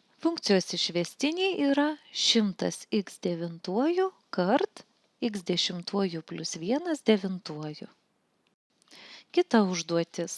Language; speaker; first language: Lithuanian; native; Lithuanian